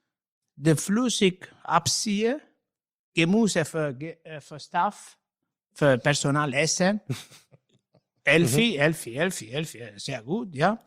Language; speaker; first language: German; non-native, learner; Italian